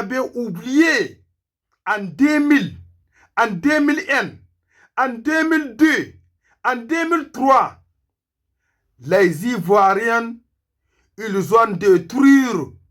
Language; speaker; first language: French; non-native, local second language; Hausa